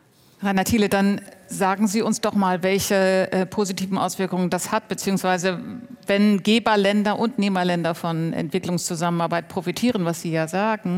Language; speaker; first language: German; native; German